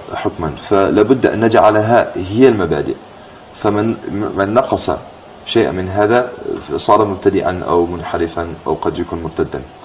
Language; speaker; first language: Arabic; non-native, fluent; English